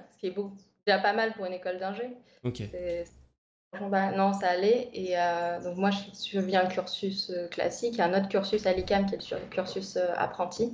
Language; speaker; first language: French; native; French